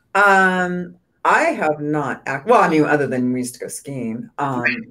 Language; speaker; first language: English; native; English